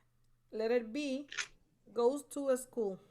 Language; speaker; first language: English; non-native, learner; Spanish